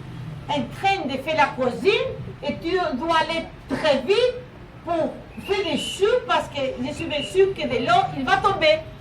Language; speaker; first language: French; non-native, learner; Spanish